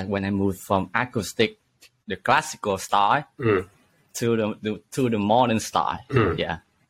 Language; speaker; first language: English; non-native, learner; Vietnamese